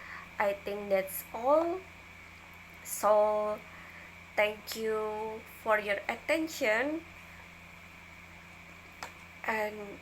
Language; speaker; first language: English; non-native, learner; Indonesian